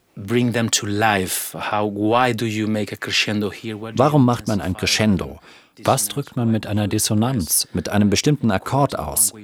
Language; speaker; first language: German; non-native, fluent; Spanish